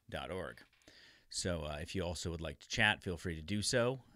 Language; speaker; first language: English; native; English